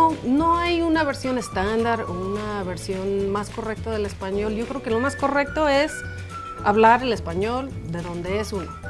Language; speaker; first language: Spanish; non-native, fluent; English